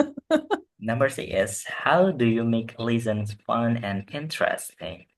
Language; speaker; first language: English; non-native, learner; Indonesian